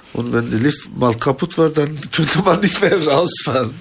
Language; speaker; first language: German; non-native, fluent; Turkish